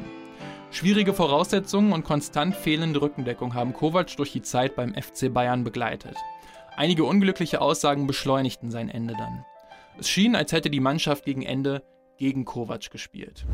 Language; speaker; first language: German; native; German